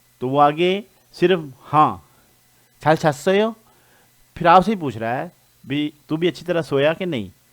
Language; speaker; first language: Urdu; non-native, local second language; Punjabi